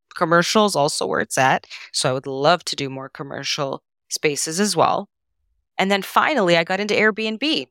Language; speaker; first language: English; non-native, fluent; Serbian